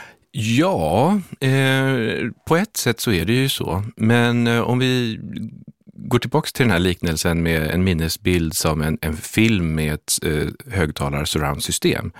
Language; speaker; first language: Swedish; native; Swedish